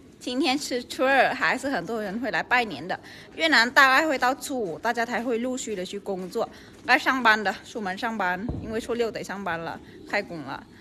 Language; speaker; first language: Chinese; non-native, fluent; Vietnamese